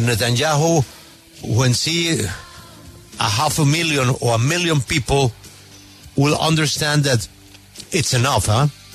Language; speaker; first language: English; non-native, learner; Spanish